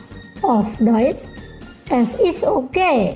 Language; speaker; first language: German; non-native, fluent; Indonesian